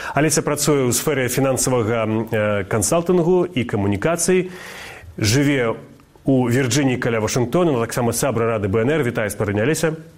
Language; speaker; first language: Belarusian; native; Belarusian